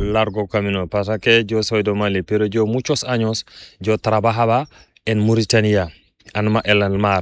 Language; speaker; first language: Spanish; non-native, learner; Fula